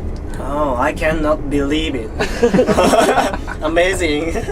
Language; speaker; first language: English; non-native, learner; Japanese